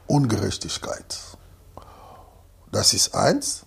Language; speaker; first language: German; non-native, fluent; Lingala